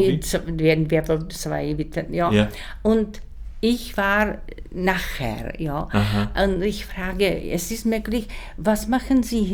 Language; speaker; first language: German; non-native, learner; Czech